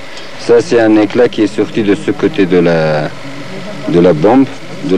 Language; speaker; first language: French; non-native, fluent; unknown